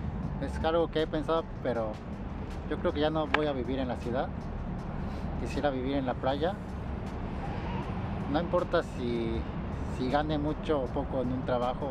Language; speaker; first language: Spanish; native; Spanish